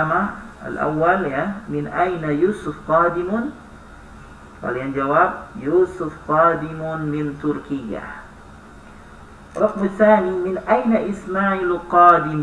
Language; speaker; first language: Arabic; non-native, fluent; Indonesian